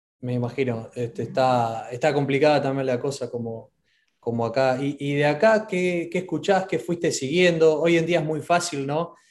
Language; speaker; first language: Spanish; native; Spanish